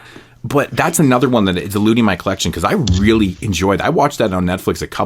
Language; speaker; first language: English; native; English